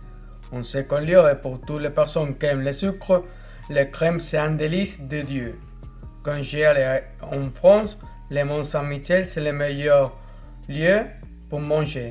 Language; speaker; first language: French; non-native, fluent; Spanish